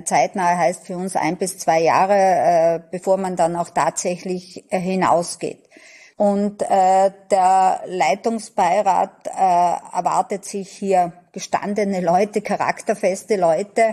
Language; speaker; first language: German; native; German